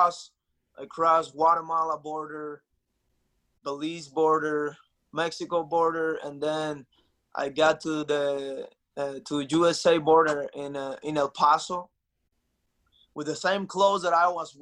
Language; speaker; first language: English; non-native, fluent; Spanish